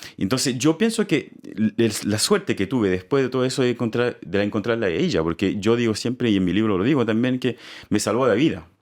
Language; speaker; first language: Spanish; native; Spanish